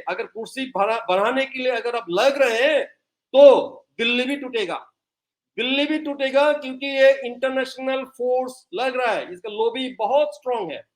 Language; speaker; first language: Hindi; non-native, local second language; Manipuri